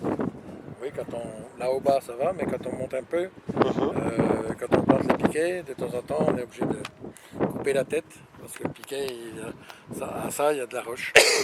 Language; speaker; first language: French; native; French